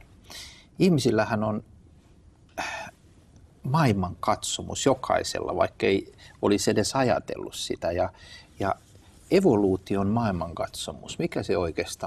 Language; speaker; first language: Finnish; native; Finnish